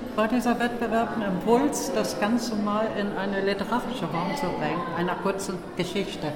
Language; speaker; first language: German; native; German